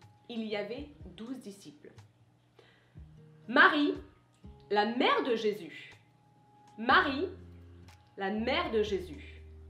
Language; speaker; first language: French; native; French